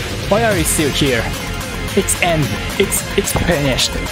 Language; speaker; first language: English; non-native, learner; Japanese